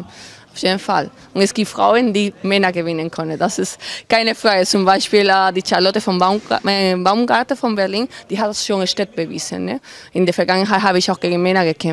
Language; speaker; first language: German; non-native, fluent; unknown